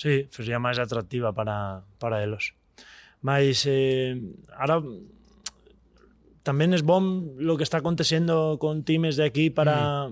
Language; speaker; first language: Portuguese; non-native, learner; Spanish